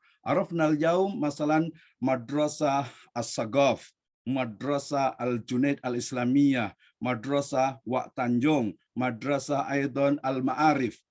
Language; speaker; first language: Arabic; non-native, learner; Indonesian